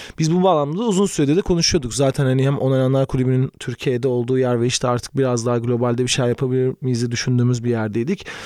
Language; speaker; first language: Turkish; native; Turkish